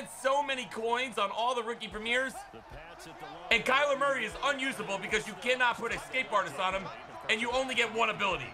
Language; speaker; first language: English; native; English